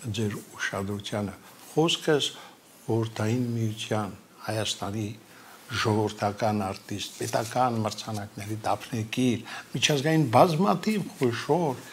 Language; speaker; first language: Armenian; native; Armenian